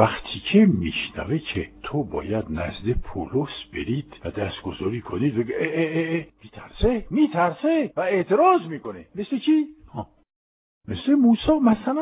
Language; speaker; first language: Persian; non-native, fluent; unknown